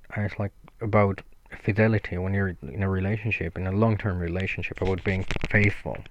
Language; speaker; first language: English; non-native, fluent; Spanish